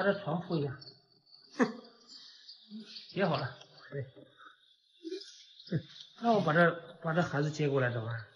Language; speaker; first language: Chinese; native; Chinese